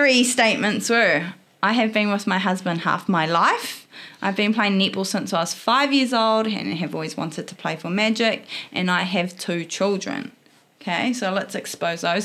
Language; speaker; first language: English; native; English